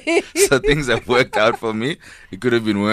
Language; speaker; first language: English; non-native, local second language; Zulu